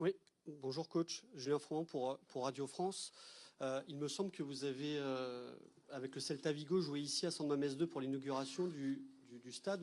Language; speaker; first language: French; native; French